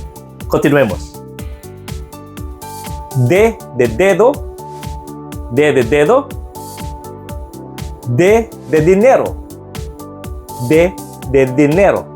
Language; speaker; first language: Spanish; non-native, fluent; Filipino